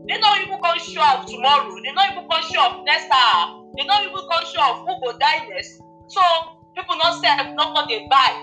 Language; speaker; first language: Nigerian Pidgin; non-native, local second language; Yoruba